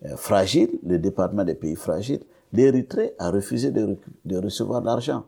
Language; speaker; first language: French; non-native, local second language; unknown